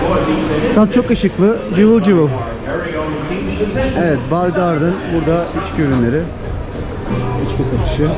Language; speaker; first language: Turkish; native; Turkish